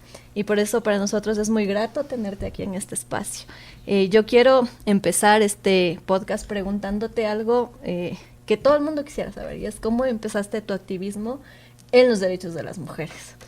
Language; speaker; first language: Spanish; native; Spanish